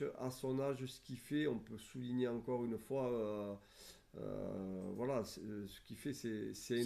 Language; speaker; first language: French; native; French